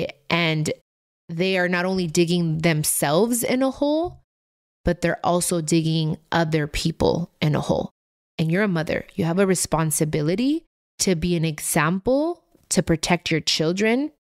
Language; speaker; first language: English; native; English